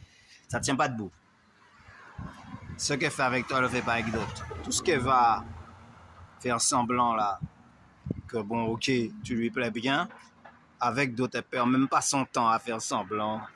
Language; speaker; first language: French; native; French